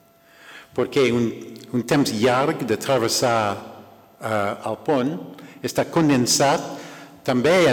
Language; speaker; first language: Catalan; non-native, learner; English